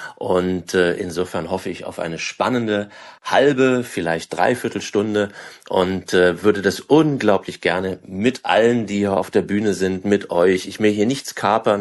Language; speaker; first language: German; native; German